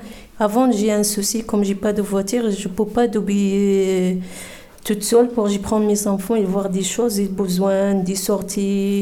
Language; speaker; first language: French; non-native, learner; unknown